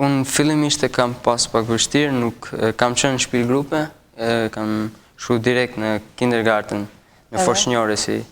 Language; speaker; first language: Albanian; early bilingual, heritage; Albanian